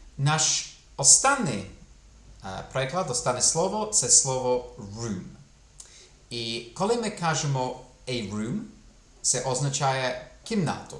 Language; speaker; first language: Ukrainian; non-native, fluent; English